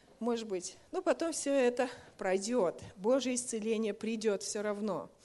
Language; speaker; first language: Russian; native; Russian